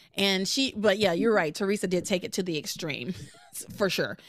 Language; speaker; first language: English; native; English